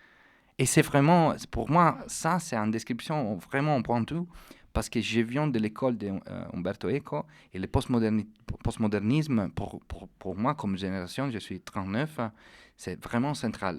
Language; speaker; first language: French; non-native, fluent; Italian